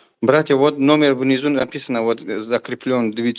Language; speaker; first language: Russian; non-native, learner; Tajik